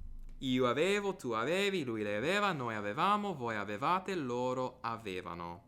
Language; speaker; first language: Italian; non-native, fluent; English